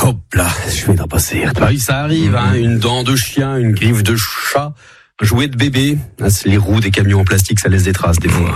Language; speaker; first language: French; native; French